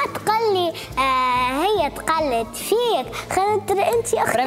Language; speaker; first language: Arabic; native; Arabic